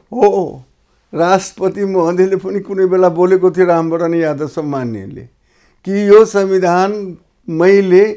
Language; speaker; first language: Nepali; non-native, local second language; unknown